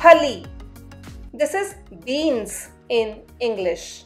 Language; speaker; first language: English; non-native, local second language; Hindi